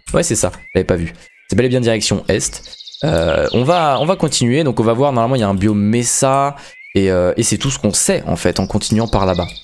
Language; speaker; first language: French; native; French